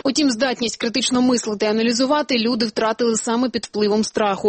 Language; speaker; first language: Ukrainian; native; Ukrainian